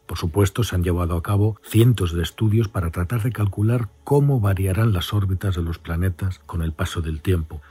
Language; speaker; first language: Spanish; native; Spanish